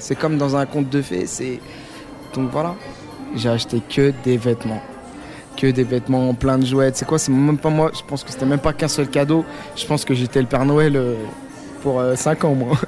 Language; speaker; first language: French; native; French